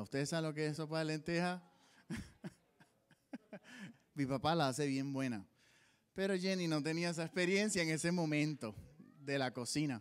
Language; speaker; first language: Spanish; native; Spanish